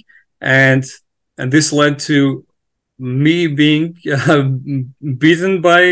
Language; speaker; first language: English; non-native, fluent; Macedonian